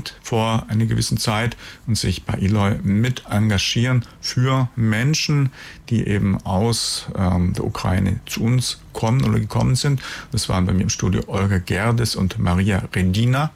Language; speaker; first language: German; native; German